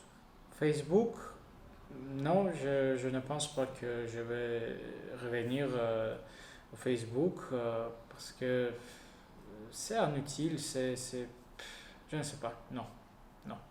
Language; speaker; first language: French; non-native, learner; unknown